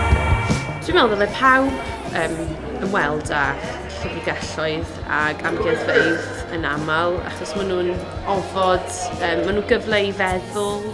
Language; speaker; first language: Welsh; native; Welsh